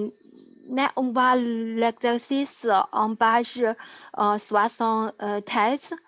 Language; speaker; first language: French; non-native, learner; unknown